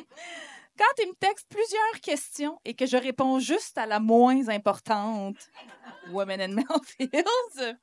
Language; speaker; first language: French; native; French